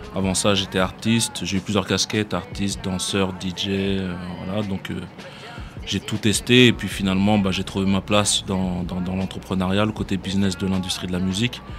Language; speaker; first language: French; native; French